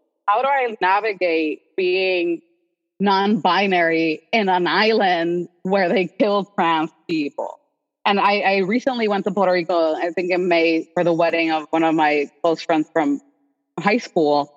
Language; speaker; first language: English; non-native, local second language; Spanish